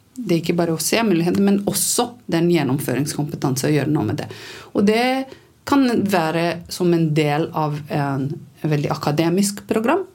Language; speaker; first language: Norwegian; non-native, fluent; Romanian